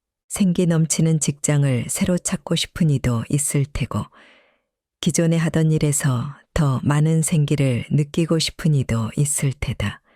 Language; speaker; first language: Korean; native; Korean